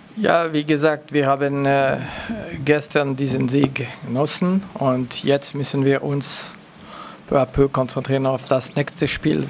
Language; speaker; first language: German; non-native, local second language; French